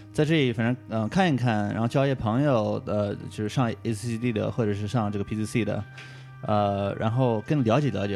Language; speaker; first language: Chinese; early bilingual, heritage; Chinese